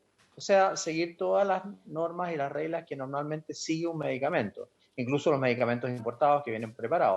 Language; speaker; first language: Spanish; native; Spanish